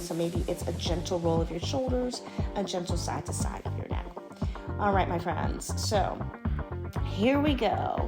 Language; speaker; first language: English; native; English